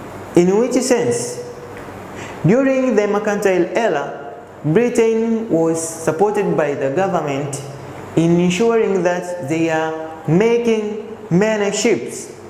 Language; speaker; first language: English; non-native, local second language; Swahili